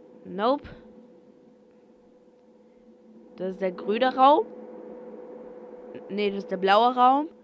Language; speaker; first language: German; non-native, learner; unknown